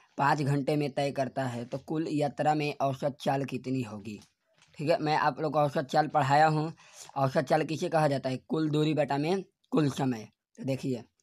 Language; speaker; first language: Hindi; native; Hindi